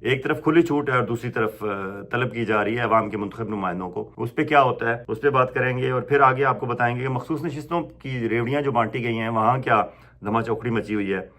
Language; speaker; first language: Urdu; non-native, local second language; Punjabi